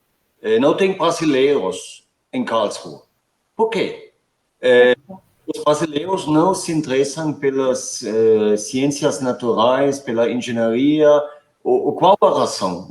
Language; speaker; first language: Portuguese; non-native, fluent; German